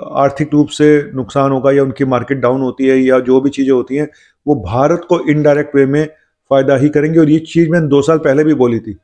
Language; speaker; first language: Hindi; native; Hindi